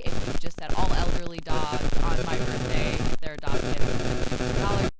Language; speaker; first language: English; native; English